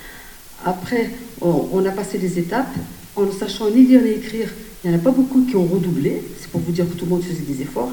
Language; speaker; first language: French; native; French